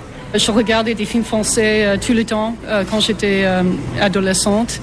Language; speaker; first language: French; non-native, fluent; English